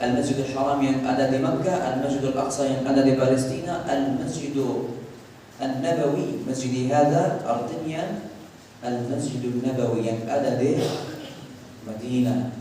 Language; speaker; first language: Indonesian; non-native, fluent; Arabic